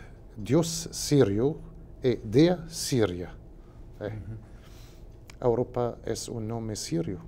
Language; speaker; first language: Spanish; non-native, learner; Arabic